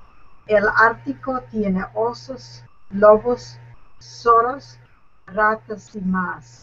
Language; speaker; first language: Spanish; non-native, learner; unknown